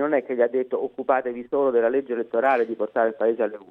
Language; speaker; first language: Italian; native; Italian